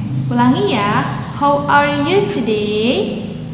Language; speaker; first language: English; non-native, fluent; Indonesian